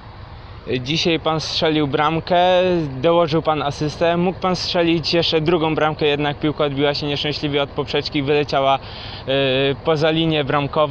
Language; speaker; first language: Polish; native; Polish